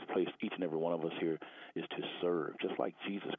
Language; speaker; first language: English; native; English